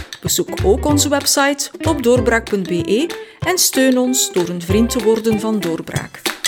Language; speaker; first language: Dutch; native; Dutch